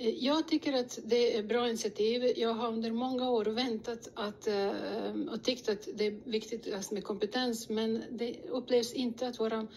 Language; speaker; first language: Swedish; non-native, fluent; Bosnian